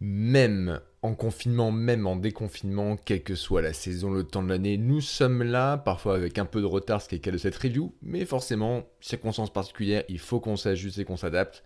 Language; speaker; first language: French; native; French